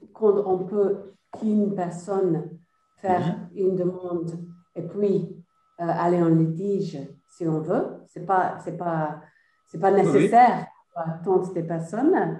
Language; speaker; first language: French; non-native, fluent; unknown